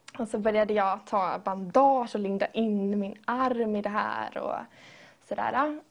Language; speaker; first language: Swedish; native; Swedish